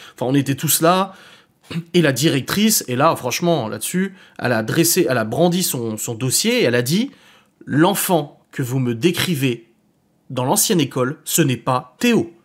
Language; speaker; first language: French; native; French